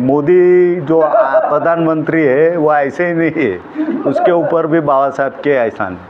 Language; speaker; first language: Hindi; non-native, local second language; Marathi